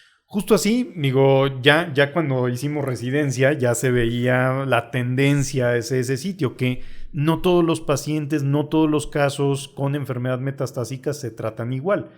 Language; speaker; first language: Spanish; native; Spanish